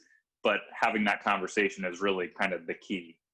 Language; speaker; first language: English; native; English